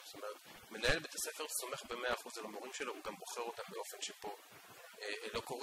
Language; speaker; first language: Hebrew; native; Hebrew